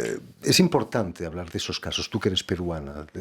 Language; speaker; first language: Spanish; native; Spanish